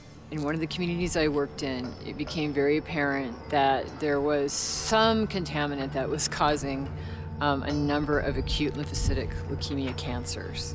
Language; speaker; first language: English; native; English